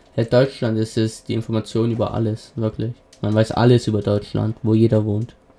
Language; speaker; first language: German; native; German